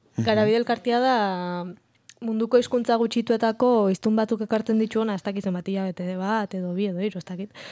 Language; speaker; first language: Basque; native; Basque